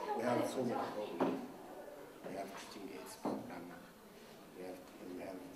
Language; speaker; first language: English; non-native, learner; Amharic